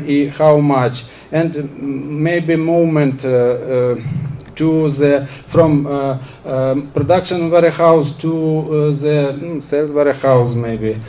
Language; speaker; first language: English; non-native, learner; Ukrainian